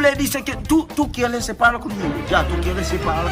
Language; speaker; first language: Spanish; non-native, learner; Haitian Creole